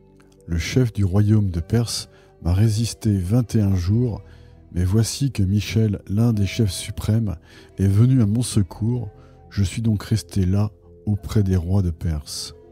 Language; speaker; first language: French; native; French